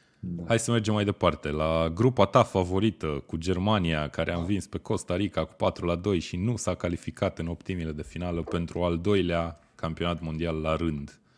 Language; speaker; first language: Romanian; native; Romanian